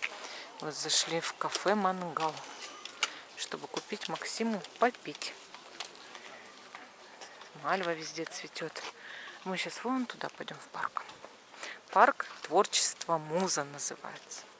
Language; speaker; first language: Russian; native; Russian